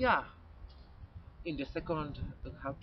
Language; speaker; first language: English; non-native, learner; Spanish